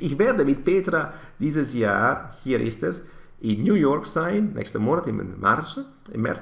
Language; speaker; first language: German; non-native, fluent; Italian